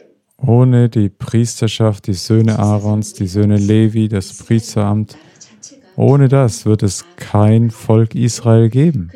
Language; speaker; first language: German; non-native, fluent; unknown